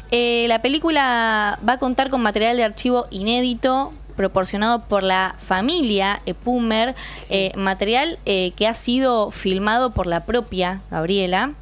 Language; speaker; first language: Spanish; native; Spanish